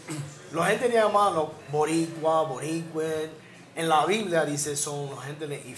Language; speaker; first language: Spanish; non-native, learner; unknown